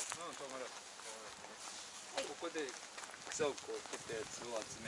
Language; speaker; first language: Japanese; native; Japanese